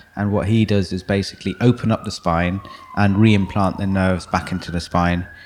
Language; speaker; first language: English; early bilingual, other home language; German